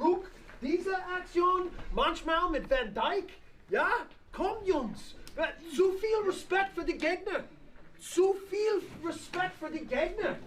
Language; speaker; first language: German; non-native, fluent; English